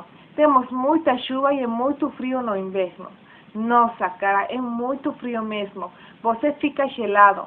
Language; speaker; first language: Portuguese; non-native, learner; Spanish